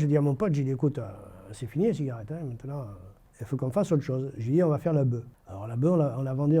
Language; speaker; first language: French; native; French